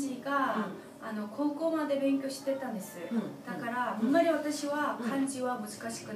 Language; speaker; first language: Japanese; non-native, fluent; Korean